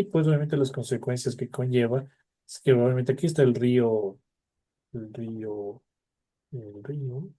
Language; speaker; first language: Spanish; native; Spanish